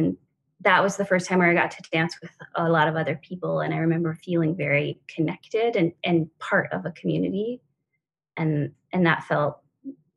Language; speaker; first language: English; non-native, fluent; French